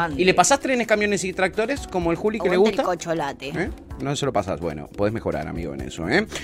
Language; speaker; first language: Spanish; native; Spanish